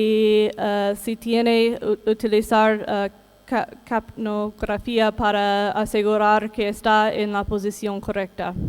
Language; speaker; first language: Spanish; non-native, fluent; English